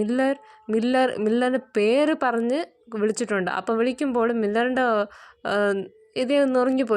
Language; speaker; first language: Malayalam; non-native, learner; Tamil